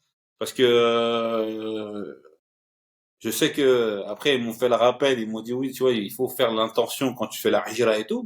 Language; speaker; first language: French; early bilingual, other home language; Turkish